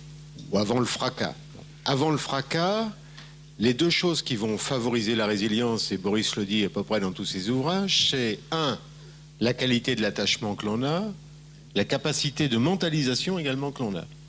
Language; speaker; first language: French; native; French